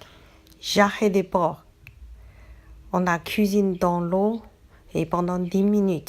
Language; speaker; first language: French; non-native, learner; Chinese